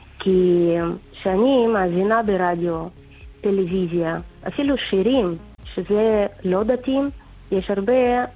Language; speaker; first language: Hebrew; non-native, fluent; Russian